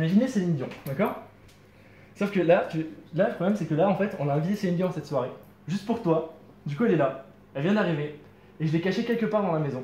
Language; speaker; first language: French; native; French